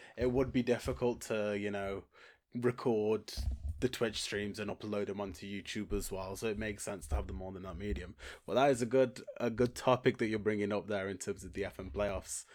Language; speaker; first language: English; native; English